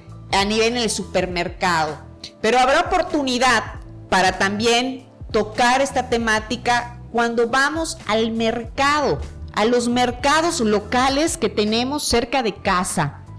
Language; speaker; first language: Spanish; native; Spanish